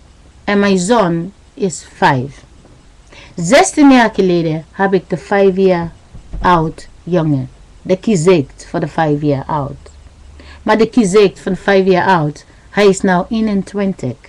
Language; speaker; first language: Dutch; non-native, learner; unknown